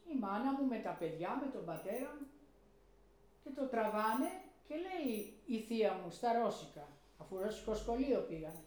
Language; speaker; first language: Greek; early bilingual, heritage; Greek